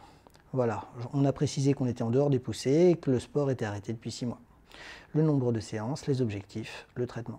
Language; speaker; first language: French; native; French